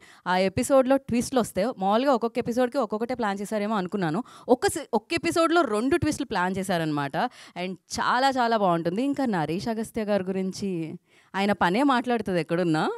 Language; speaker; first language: Telugu; native; Telugu